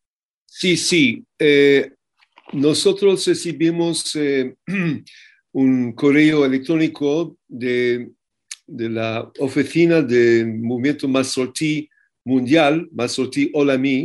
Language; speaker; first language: Spanish; non-native, fluent; English